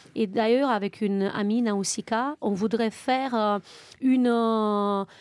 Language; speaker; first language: French; non-native, fluent; Romanian